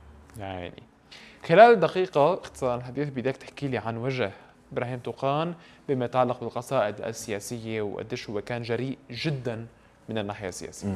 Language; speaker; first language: Arabic; native; Arabic